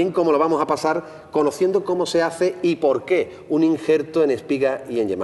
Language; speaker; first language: Spanish; native; Spanish